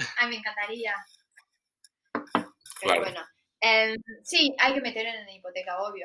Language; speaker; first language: Spanish; non-native, fluent; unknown